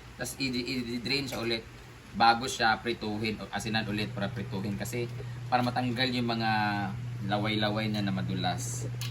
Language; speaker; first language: Filipino; non-native, local second language; Cebuano